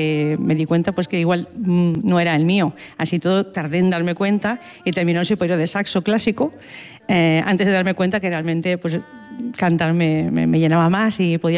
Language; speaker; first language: Spanish; native; Spanish